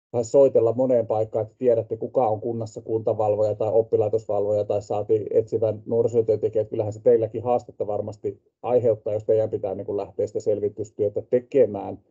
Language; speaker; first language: Finnish; native; Finnish